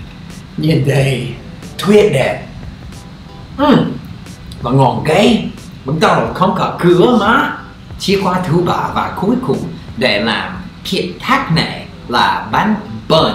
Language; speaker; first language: Vietnamese; non-native, fluent; English